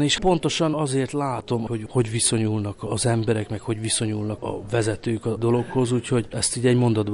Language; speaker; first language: Hungarian; native; Hungarian